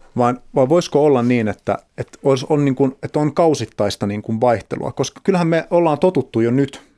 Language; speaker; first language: Finnish; native; Finnish